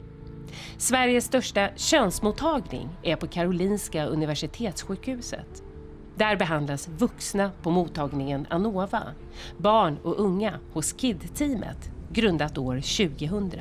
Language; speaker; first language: Swedish; native; Swedish